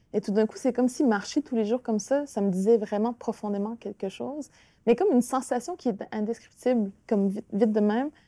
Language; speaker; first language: French; non-native, local second language; Innu-aimun